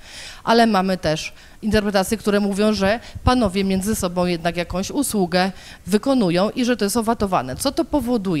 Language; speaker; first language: Polish; native; Polish